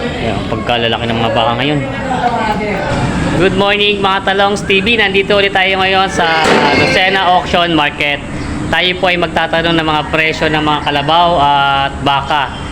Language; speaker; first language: Filipino; native; Filipino